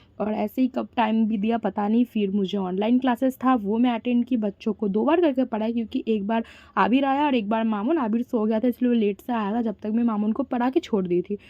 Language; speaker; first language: Hindi; non-native, local second language; Bangla